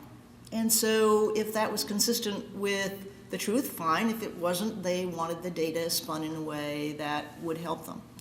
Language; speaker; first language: English; native; English